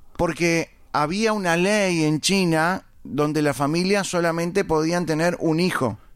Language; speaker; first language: Spanish; native; Spanish